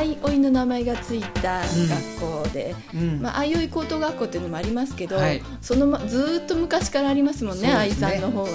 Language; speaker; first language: Japanese; native; Japanese